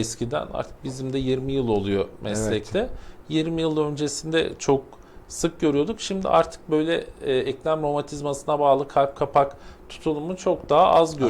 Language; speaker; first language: Turkish; native; Turkish